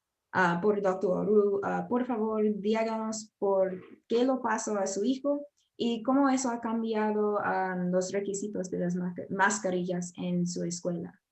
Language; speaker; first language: Spanish; non-native, learner; English